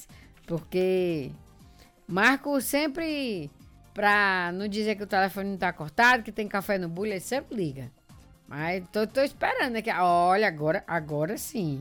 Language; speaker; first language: Portuguese; native; Portuguese